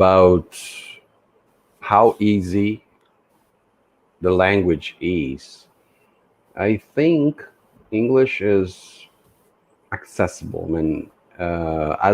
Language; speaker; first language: English; non-native, fluent; Portuguese